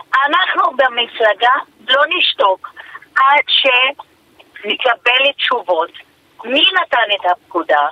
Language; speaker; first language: Hebrew; non-native, local second language; Arabic